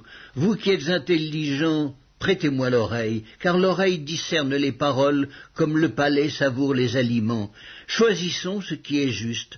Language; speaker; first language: French; native; French